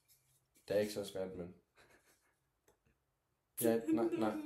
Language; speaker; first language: Danish; non-native, learner; Turkish